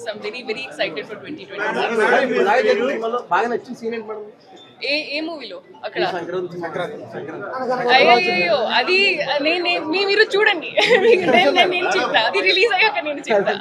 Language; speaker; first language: Telugu; non-native, local second language; Hindi